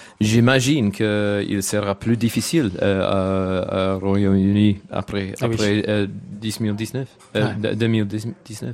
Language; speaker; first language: French; non-native, learner; English